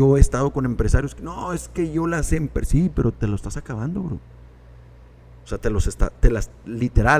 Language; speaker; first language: Spanish; native; Spanish